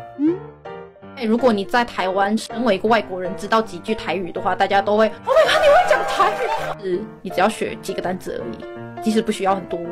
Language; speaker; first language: Chinese; non-native, fluent; Korean